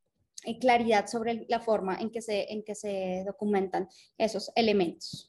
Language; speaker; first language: Spanish; native; Spanish